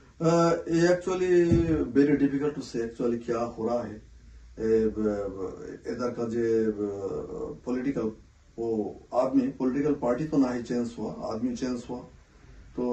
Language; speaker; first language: Hindi; non-native, local second language; Bangla